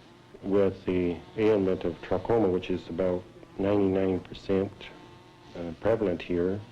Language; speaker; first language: English; native; English